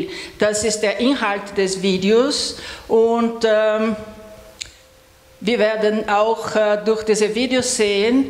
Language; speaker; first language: German; non-native, fluent; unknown